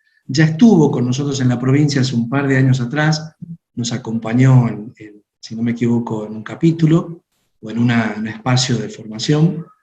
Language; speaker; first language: Spanish; native; Spanish